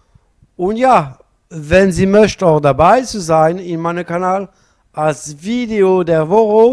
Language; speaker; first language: German; non-native, learner; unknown